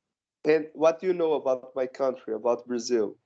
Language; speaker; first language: English; non-native, learner; Portuguese